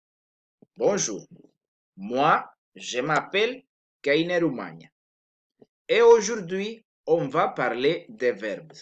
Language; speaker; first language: French; non-native, learner; Spanish